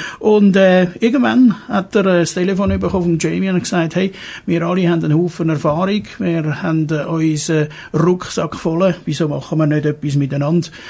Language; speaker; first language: German; native; German